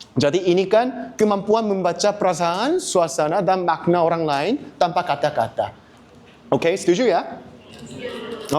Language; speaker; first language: Indonesian; non-native, learner; Korean